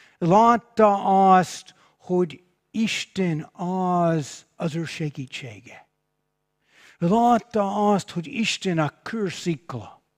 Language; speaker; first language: Hungarian; non-native, fluent; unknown